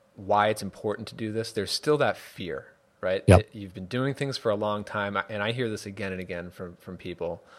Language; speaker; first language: English; native; English